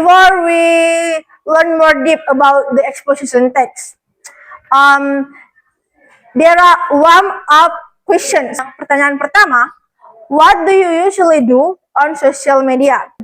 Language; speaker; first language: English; non-native, learner; Indonesian